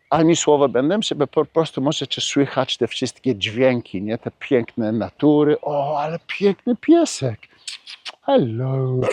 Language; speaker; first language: Polish; early bilingual, heritage; Polish